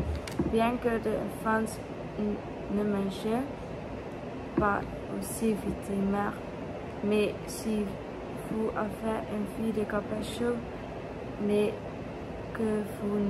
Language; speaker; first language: French; non-native, learner; Dutch